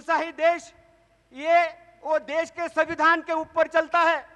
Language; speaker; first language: Hindi; non-native, local second language; Marathi